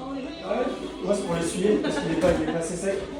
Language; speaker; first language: French; native; French